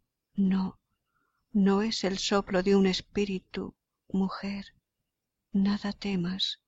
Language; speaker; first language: Spanish; native; Spanish